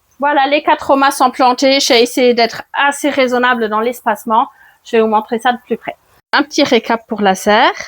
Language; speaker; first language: French; non-native, fluent; German